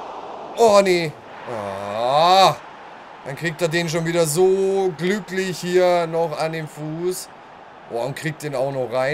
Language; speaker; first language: German; native; German